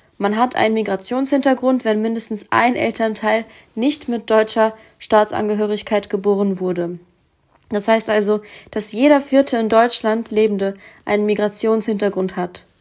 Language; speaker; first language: German; early bilingual, other home language; Russian